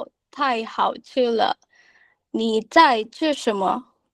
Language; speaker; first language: Chinese; non-native, learner; Filipino